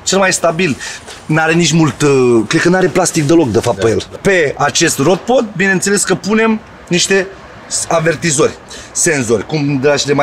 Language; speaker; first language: Romanian; native; Romanian